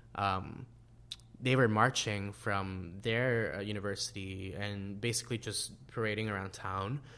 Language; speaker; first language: English; non-native, fluent; Spanish